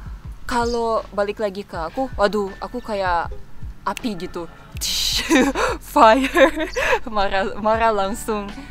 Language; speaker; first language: Indonesian; non-native, fluent; Russian